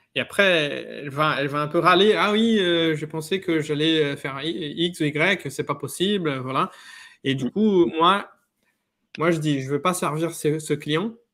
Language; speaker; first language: French; non-native, fluent; Portuguese